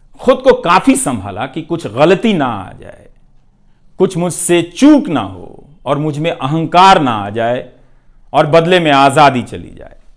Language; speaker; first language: Hindi; non-native, local second language; Bhojpuri